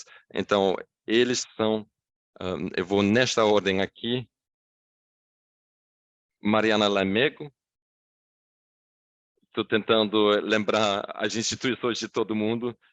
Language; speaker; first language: Portuguese; non-native, fluent; English